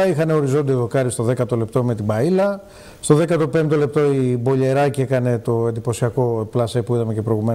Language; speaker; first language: Greek; native; Greek